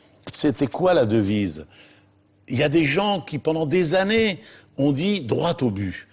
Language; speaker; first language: French; native; French